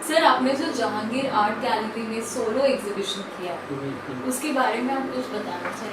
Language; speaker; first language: Hindi; native; Hindi